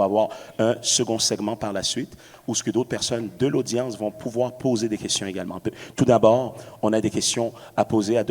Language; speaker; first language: French; native; French